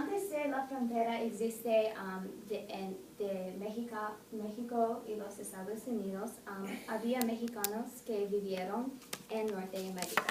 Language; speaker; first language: Spanish; non-native, learner; English